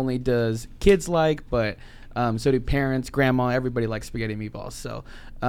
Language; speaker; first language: English; native; English